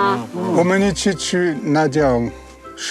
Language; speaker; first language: Chinese; non-native, learner; French